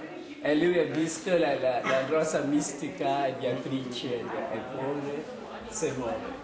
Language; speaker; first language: Italian; non-native, learner; English